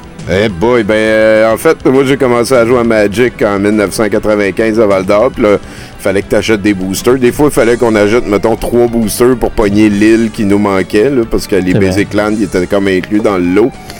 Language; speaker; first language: French; native; French